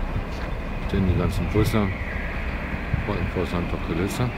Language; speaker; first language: German; native; German